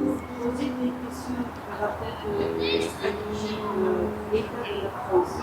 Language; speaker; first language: French; non-native, learner; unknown